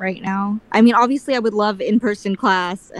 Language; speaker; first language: English; early bilingual, other home language; Filipino